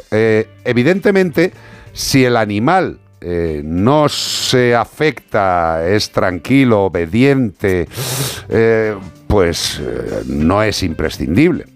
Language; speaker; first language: Spanish; native; Spanish